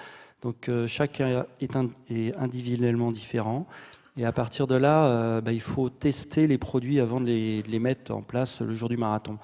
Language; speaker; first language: French; native; French